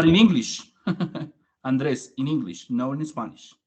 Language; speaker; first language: English; non-native, fluent; Spanish